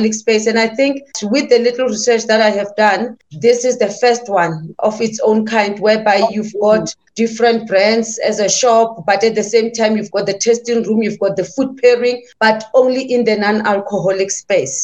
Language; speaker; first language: English; non-native, local second language; Southern Sotho